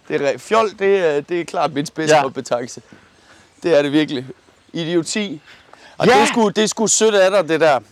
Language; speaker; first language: Danish; early bilingual, other home language; Persian